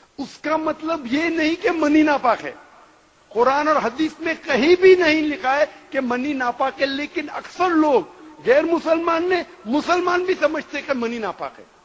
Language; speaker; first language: Urdu; non-native, local second language; Konkani